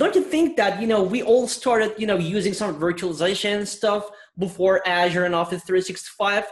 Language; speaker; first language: English; non-native, fluent; Turkish